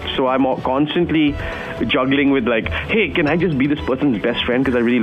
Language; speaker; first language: English; non-native, local second language; Hindi